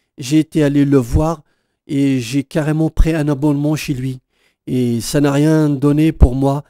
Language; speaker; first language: French; non-native, local second language; Kabyle